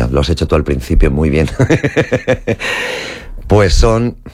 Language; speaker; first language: Spanish; native; Spanish